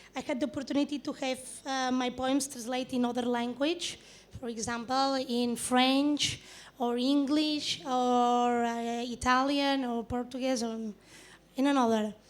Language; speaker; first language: English; non-native, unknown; Catalan